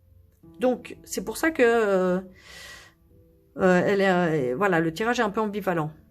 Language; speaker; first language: French; native; French